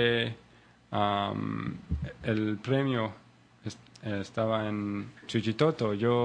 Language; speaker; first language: Spanish; non-native, learner; English